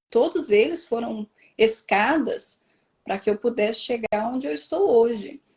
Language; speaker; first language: Portuguese; native; Portuguese